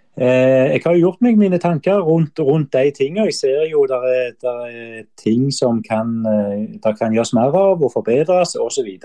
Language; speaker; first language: Norwegian; native; Norwegian